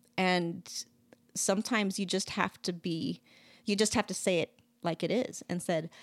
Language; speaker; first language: English; native; English